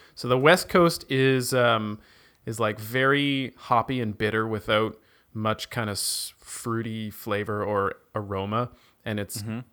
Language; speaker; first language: English; native; English